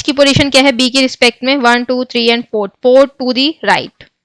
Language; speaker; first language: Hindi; native; Hindi